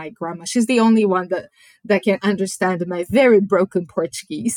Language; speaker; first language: English; non-native, fluent; Japanese